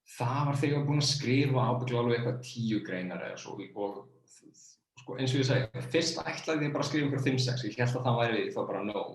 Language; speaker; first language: Icelandic; native; Icelandic